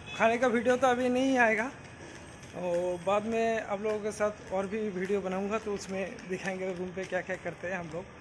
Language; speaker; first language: Hindi; non-native, local second language; Bangla